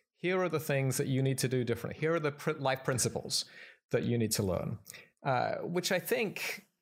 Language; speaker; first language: English; native; English